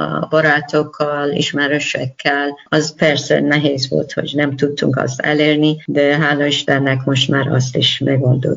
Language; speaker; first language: Hungarian; non-native, learner; Persian